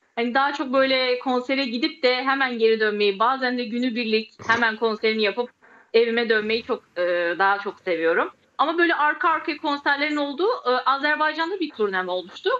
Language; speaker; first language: Turkish; early bilingual, other home language; Azerbaijani